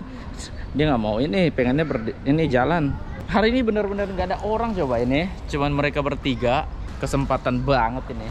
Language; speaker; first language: Indonesian; native; Indonesian